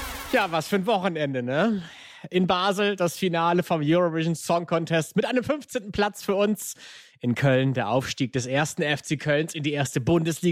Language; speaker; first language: German; native; German